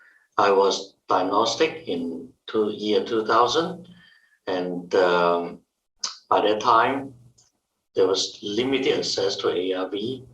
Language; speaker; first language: English; non-native, fluent; Chinese